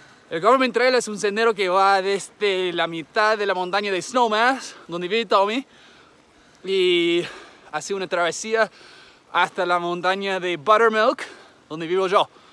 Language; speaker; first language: Spanish; non-native, fluent; English